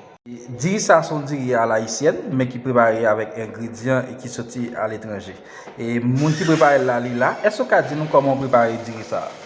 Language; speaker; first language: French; non-native, learner; Haitian Creole